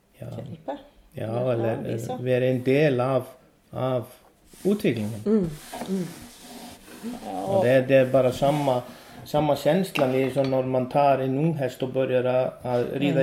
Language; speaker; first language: Swedish; non-native, learner; Icelandic